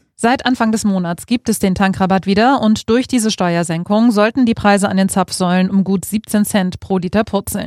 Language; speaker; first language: German; native; German